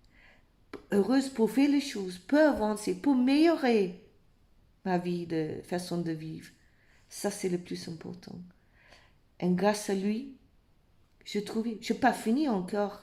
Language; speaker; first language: French; non-native, fluent; English